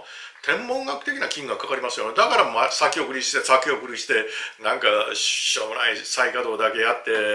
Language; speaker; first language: Japanese; native; Japanese